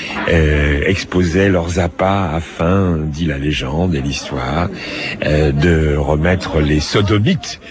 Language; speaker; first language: French; native; French